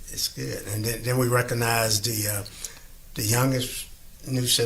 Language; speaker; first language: English; native; English